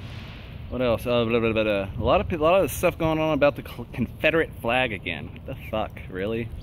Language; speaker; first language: English; native; English